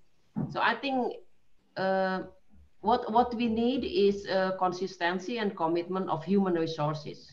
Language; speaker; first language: English; non-native, fluent; Indonesian